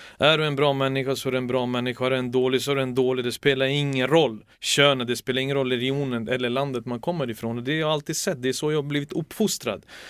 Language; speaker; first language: Swedish; early bilingual, other home language; Serbian